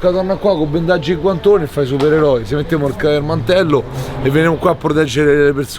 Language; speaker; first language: Italian; native; Italian